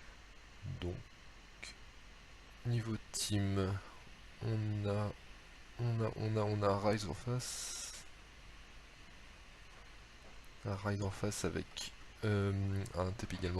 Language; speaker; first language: French; native; French